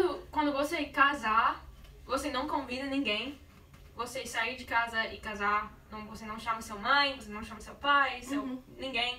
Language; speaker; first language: Portuguese; non-native, learner; English